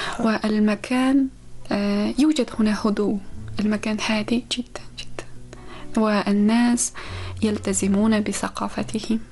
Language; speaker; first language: Arabic; non-native, fluent; Uzbek